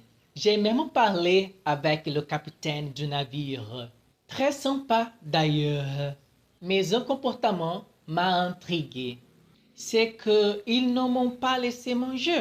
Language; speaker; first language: French; non-native, fluent; Portuguese